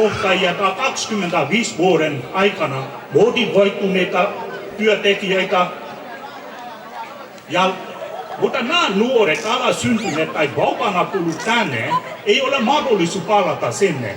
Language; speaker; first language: Finnish; non-native, fluent; Burmese